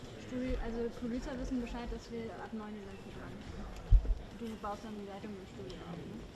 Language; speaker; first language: German; native; German